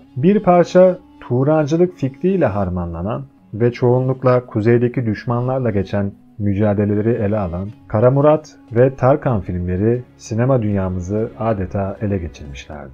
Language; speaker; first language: Turkish; native; Turkish